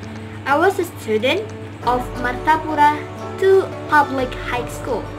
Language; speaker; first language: English; non-native, learner; Indonesian